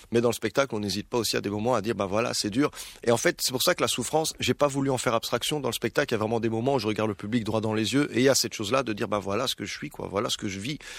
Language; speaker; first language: French; early bilingual, other home language; Arabic